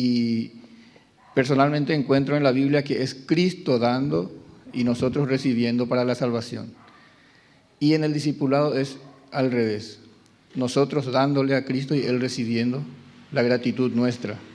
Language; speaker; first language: Spanish; native; Spanish